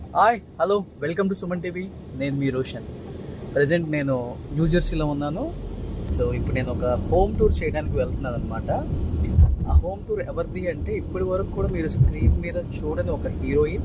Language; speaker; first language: Telugu; native; Telugu